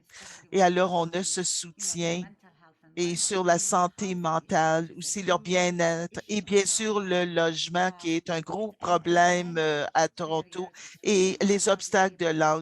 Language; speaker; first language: French; non-native, fluent; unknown